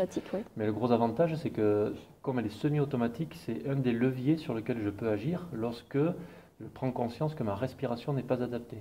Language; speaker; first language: French; native; French